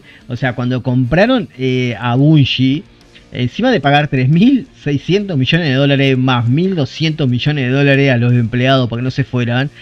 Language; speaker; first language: Spanish; native; Spanish